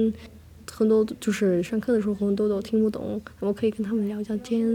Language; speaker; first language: Chinese; non-native, fluent; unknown